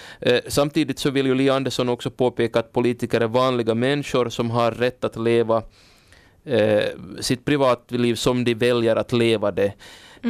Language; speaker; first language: Swedish; native; Swedish